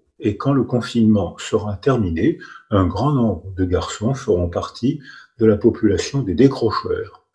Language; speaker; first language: French; native; French